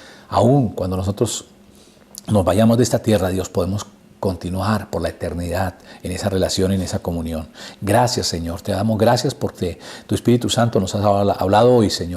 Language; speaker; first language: Spanish; native; Spanish